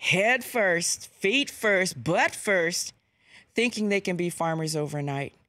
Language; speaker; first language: English; native; English